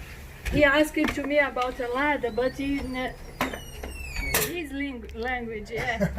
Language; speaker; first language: English; non-native, learner; Portuguese